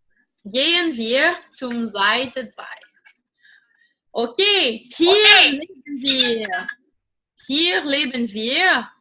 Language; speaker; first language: German; non-native, fluent; French